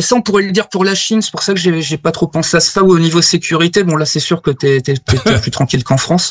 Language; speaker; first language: French; native; French